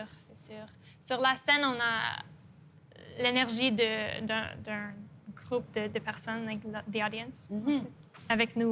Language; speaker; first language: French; non-native, local second language; English